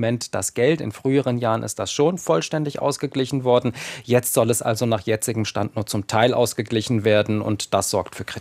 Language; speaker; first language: German; native; German